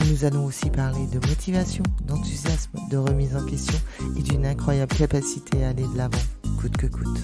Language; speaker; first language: French; native; French